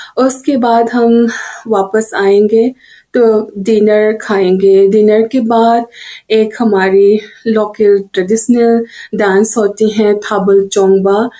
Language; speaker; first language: Hindi; non-native, local second language; Manipuri